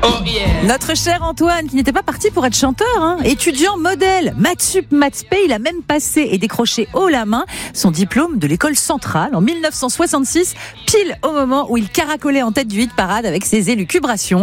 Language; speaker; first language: French; native; French